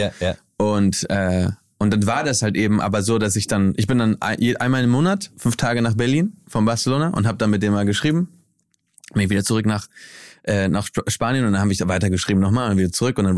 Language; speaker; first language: German; early bilingual, heritage; German